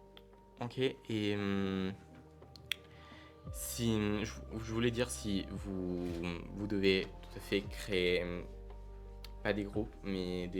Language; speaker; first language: French; non-native, learner; Italian